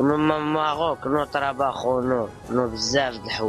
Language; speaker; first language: Spanish; non-native, learner; Arabic